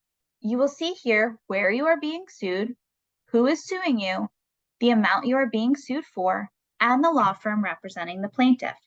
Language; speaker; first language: English; native; English